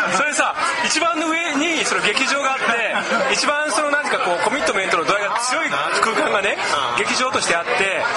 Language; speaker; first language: Japanese; native; Japanese